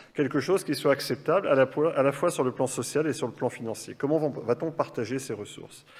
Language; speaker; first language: French; native; French